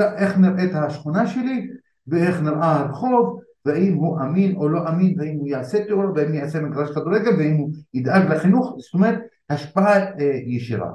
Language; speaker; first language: Hebrew; non-native, local second language; Arabic